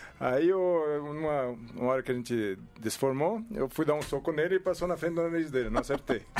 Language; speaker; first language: Portuguese; non-native, fluent; German